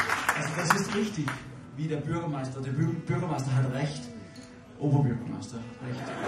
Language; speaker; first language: German; non-native, fluent; Danish